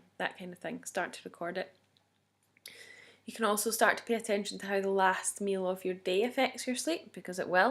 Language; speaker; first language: English; native; English